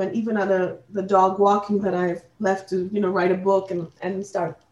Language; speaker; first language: English; non-native, local second language; Punjabi